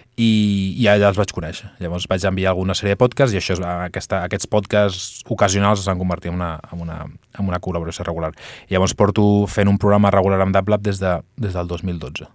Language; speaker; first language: Catalan; non-native, local second language; Spanish